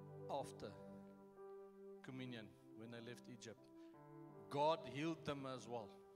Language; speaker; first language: English; non-native, local second language; Afrikaans